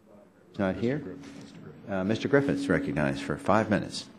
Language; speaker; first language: English; native; English